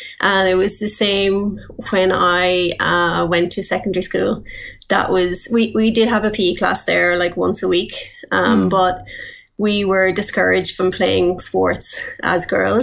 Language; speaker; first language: English; native; English